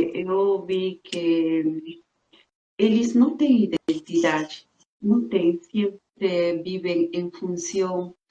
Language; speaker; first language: Portuguese; non-native, fluent; Spanish